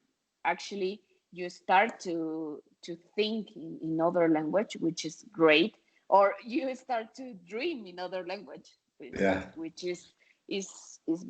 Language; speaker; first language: English; non-native, fluent; Spanish